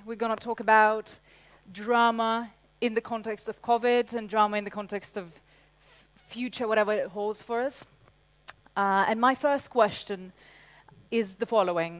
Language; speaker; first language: English; non-native, fluent; Ukrainian